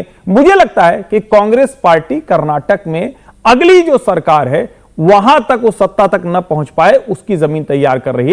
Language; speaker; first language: Hindi; native; Hindi